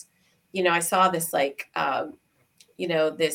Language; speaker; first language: English; native; English